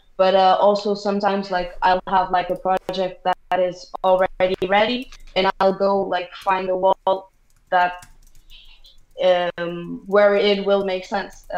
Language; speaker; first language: English; non-native, fluent; Portuguese